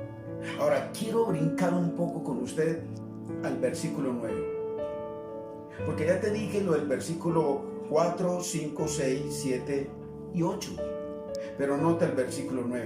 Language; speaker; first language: Spanish; native; Spanish